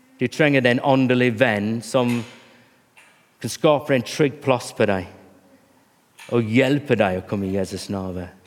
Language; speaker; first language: Norwegian; non-native, fluent; English